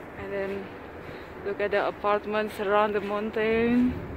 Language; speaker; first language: English; non-native, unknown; Indonesian